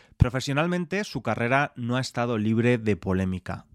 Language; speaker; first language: Spanish; native; Spanish